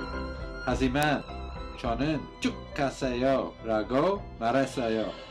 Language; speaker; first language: Korean; non-native, learner; English